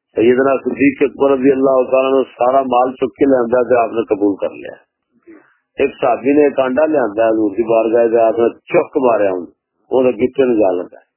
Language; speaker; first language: Urdu; non-native, local second language; Punjabi